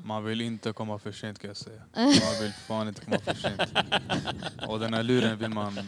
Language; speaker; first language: Swedish; early bilingual, other home language; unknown